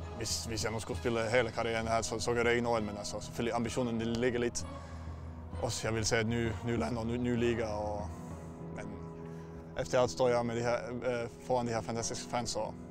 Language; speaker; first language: Danish; non-native, fluent; Finnish